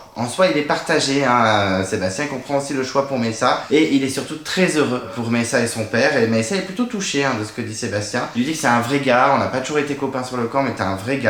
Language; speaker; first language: French; native; French